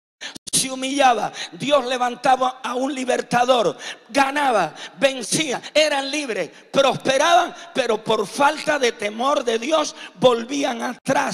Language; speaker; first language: Spanish; native; Spanish